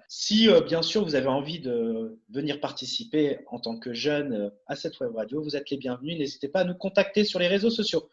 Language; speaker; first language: French; native; French